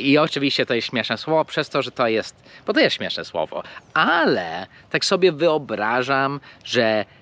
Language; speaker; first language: Polish; early bilingual, heritage; English